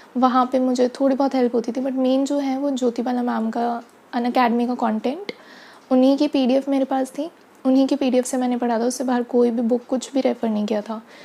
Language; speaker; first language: Hindi; native; Hindi